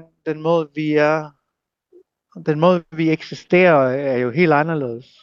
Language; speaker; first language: Danish; non-native, local second language; Kalaallisut